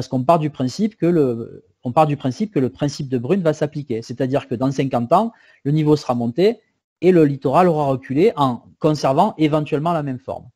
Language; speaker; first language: French; native; French